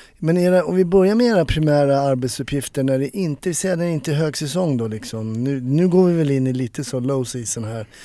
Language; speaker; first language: Swedish; native; Swedish